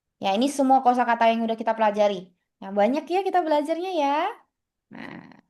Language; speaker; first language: Indonesian; native; Indonesian